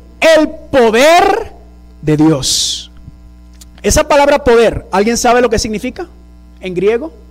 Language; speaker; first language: Spanish; early bilingual, heritage; Spanish